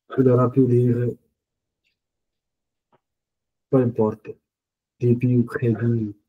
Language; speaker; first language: French; non-native, fluent; Punjabi